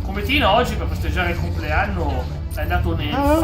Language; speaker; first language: Italian; native; Italian